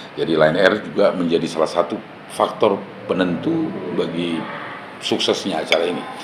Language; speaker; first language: Indonesian; native; Indonesian